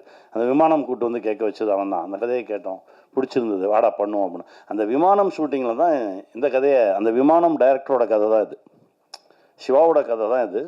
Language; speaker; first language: Tamil; native; Tamil